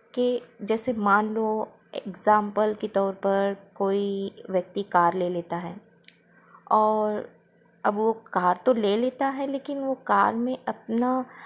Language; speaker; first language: Hindi; non-native, local second language; Marathi